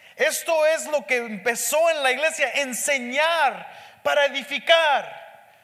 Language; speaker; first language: Spanish; early bilingual, heritage; Spanish